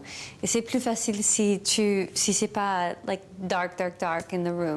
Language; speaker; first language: French; non-native, learner; English